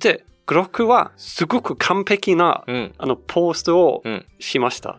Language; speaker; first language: Japanese; non-native, learner; Danish